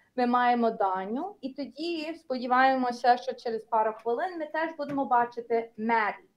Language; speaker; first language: Ukrainian; early bilingual, heritage; Ukrainian